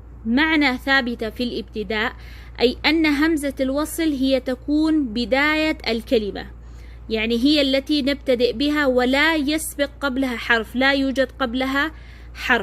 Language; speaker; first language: Arabic; non-native, fluent; Oromo